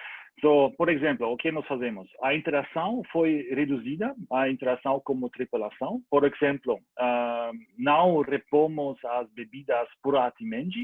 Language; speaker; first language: Portuguese; non-native, learner; German